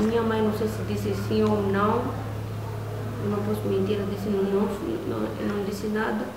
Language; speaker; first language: Portuguese; non-native, local second language; Makhuwa